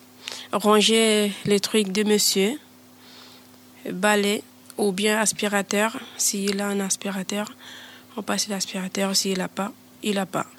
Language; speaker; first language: French; non-native, learner; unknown